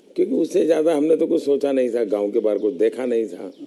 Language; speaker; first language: Hindi; non-native, local second language; Gujarati